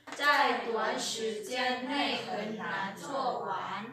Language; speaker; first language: Chinese; non-native, learner; Lao